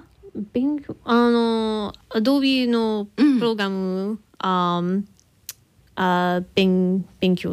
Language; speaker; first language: Japanese; non-native, learner; English